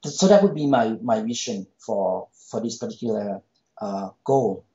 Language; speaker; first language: English; non-native, fluent; Thai